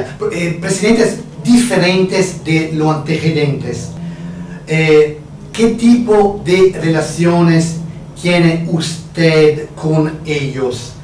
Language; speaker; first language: Spanish; non-native, fluent; Italian